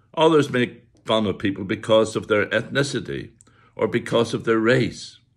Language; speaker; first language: English; native; English